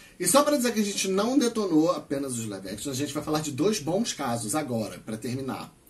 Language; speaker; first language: Portuguese; native; Portuguese